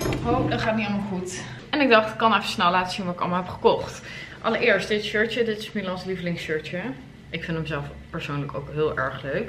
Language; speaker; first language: Dutch; native; Dutch